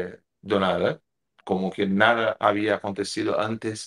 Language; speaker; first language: Spanish; non-native, fluent; Portuguese